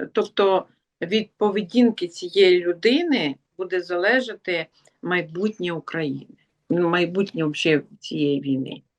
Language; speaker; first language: Ukrainian; non-native, local second language; Russian